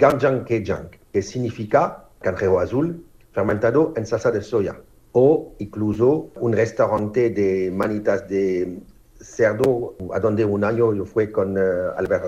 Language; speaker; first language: Spanish; non-native, fluent; French